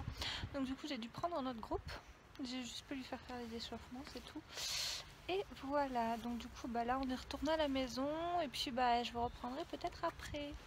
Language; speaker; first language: French; native; French